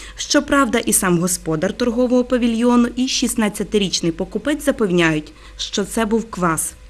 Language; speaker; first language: Ukrainian; native; Ukrainian